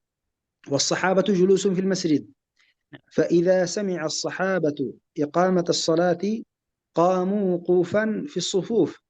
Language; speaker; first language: Arabic; native; Arabic